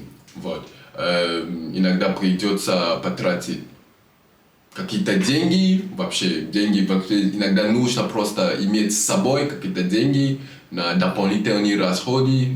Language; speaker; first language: Russian; non-native, fluent; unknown